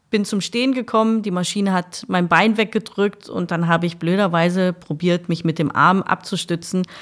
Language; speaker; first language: German; native; German